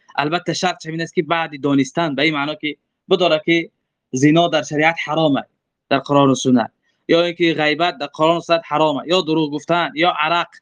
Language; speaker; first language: Persian; native; Persian